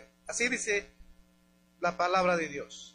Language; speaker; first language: Spanish; native; Spanish